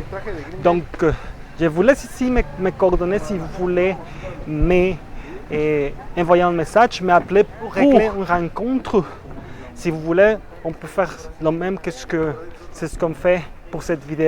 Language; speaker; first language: French; non-native, fluent; Spanish